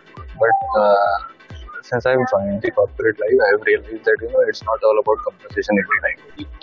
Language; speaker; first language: English; non-native, local second language; Hindi